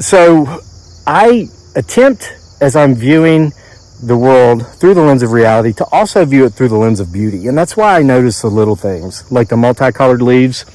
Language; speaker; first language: English; native; English